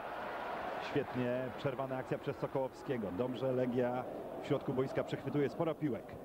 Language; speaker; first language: Polish; native; Polish